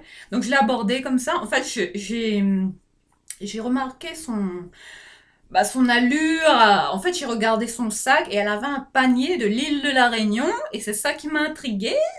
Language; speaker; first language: French; native; French